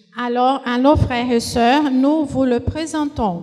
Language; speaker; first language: French; non-native, fluent; Portuguese